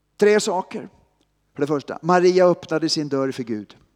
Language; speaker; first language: Swedish; native; Swedish